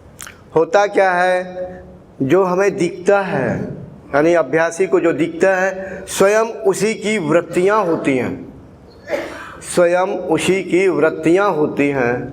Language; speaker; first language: Hindi; native; Hindi